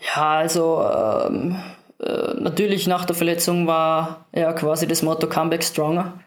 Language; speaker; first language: German; native; German